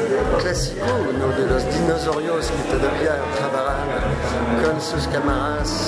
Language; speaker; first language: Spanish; non-native, fluent; French